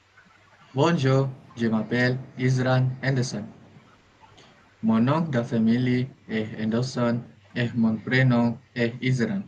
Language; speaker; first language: French; non-native, learner; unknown